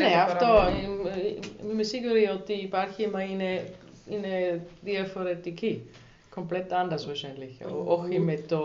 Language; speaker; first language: Greek; non-native, learner; German